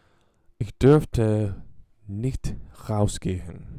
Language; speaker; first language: German; non-native, learner; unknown